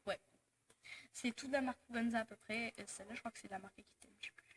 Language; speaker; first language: French; native; French